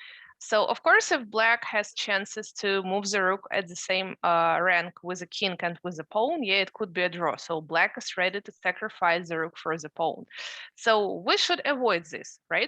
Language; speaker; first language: English; non-native, fluent; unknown